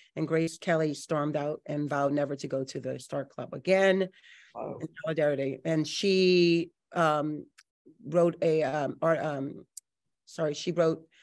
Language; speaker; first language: English; native; English